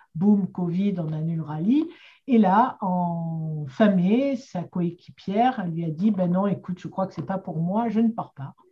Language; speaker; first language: French; native; French